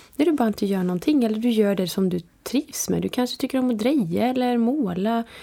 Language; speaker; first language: Swedish; native; Swedish